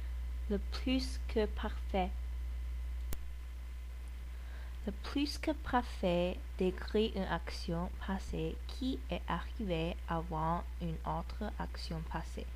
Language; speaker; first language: French; non-native, learner; English